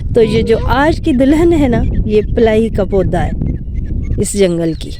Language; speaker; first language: Urdu; non-native, local second language; Punjabi